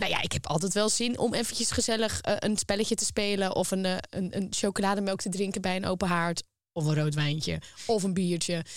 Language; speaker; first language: Dutch; native; Dutch